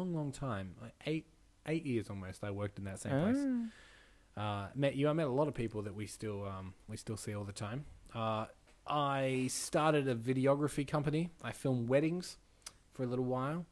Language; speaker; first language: English; native; English